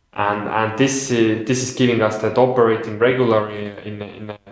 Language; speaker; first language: English; non-native, fluent; Estonian